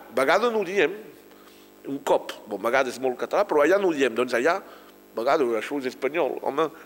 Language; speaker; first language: Catalan; non-native, local second language; French